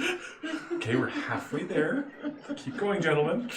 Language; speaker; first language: English; native; English